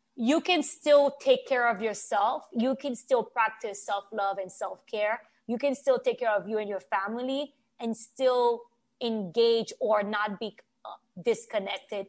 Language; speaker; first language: English; non-native, fluent; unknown